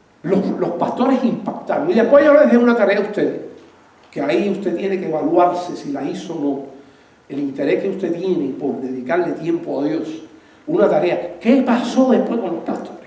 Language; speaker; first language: Spanish; native; Spanish